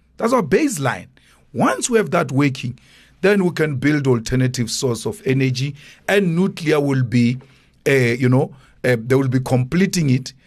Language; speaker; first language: English; non-native, local second language; Northern Sotho